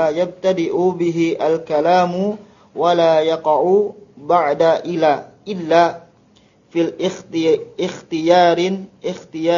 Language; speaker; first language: Arabic; non-native, learner; Indonesian